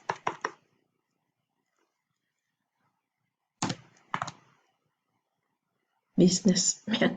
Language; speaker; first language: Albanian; non-native, learner; English